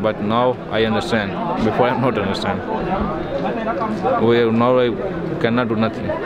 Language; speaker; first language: English; non-native, learner; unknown